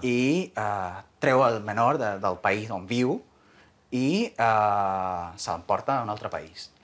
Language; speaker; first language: Catalan; non-native, fluent; Spanish